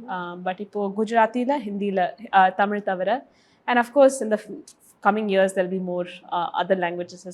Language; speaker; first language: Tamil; early bilingual, heritage; Tamil